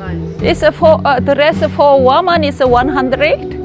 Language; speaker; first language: English; non-native, learner; Korean